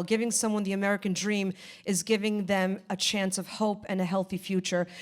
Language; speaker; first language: English; early bilingual, other home language; Polish